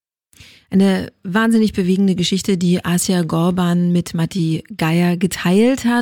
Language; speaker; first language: German; native; German